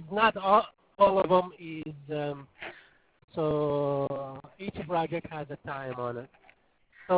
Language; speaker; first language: English; non-native, fluent; Arabic